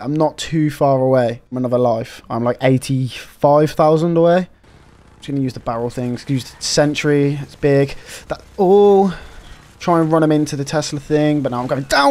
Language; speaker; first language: English; native; English